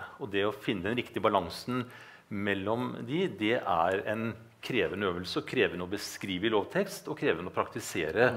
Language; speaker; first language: Norwegian; native; Norwegian